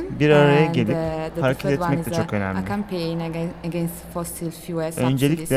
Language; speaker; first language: Turkish; non-native, learner; Italian